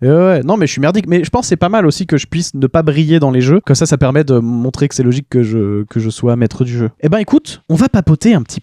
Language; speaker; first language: French; native; French